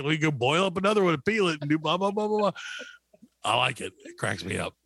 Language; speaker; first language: English; native; English